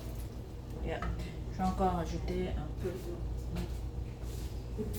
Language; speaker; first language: French; non-native, local second language; Lingala